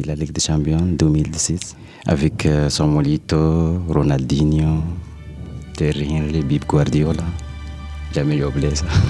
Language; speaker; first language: French; non-native, learner; Arabic